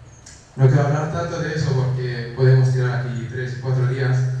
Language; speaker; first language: Spanish; non-native, fluent; Kurdish